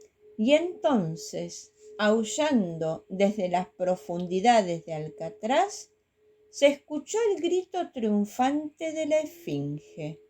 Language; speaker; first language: Spanish; native; Spanish